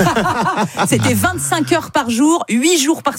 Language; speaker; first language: French; native; French